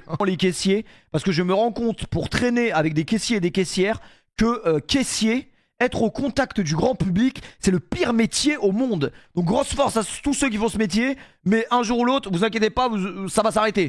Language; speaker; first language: French; native; French